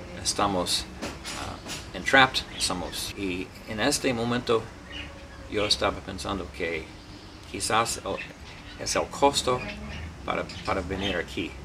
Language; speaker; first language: Spanish; non-native, learner; English